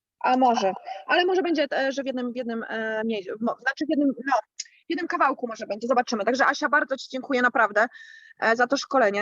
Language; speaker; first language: Polish; native; Polish